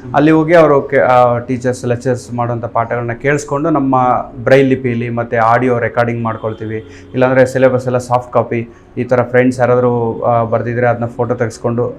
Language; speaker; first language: Kannada; native; Kannada